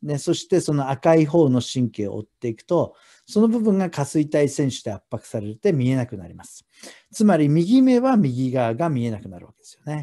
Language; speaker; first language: Japanese; native; Japanese